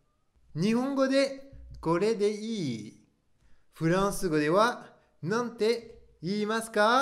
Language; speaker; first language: Japanese; non-native, fluent; French